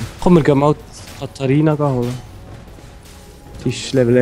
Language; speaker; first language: German; native; German